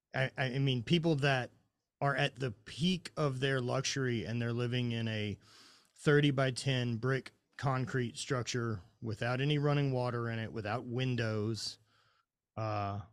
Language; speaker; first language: English; native; English